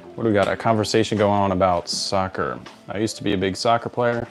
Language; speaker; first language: English; native; English